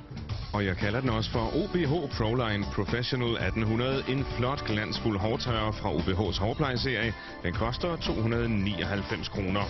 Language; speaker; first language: Danish; native; Danish